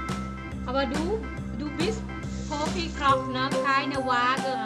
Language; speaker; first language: German; non-native, learner; Thai